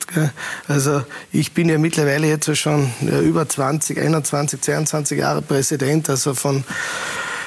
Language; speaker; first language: German; native; German